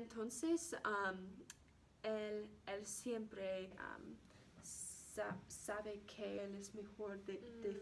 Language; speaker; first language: Spanish; non-native, learner; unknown